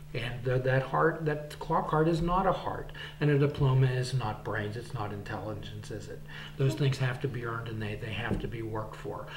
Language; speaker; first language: English; native; English